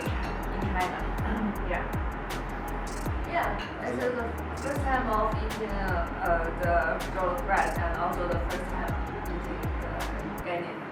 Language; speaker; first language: English; non-native, learner; Chinese